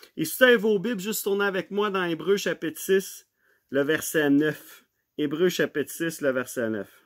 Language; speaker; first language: French; native; French